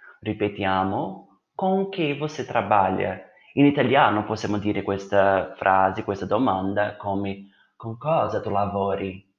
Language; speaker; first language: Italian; non-native, fluent; Portuguese